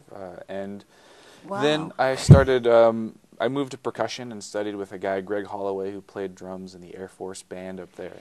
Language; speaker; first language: English; native; English